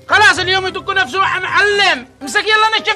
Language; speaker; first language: Arabic; native; Arabic